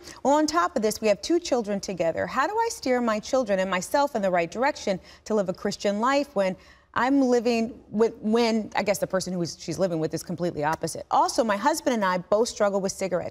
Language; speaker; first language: English; native; English